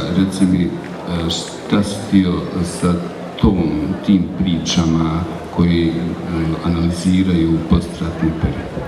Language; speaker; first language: Bosnian; native; Bosnian